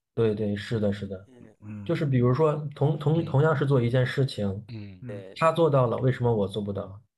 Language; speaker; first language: Chinese; native; Chinese